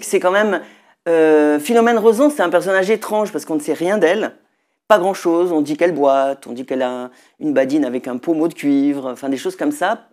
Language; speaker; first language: French; native; French